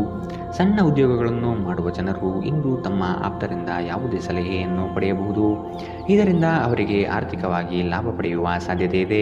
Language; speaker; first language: Kannada; native; Kannada